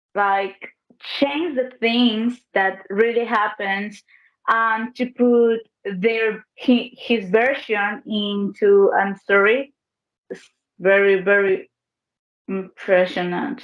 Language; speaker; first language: English; non-native, learner; Spanish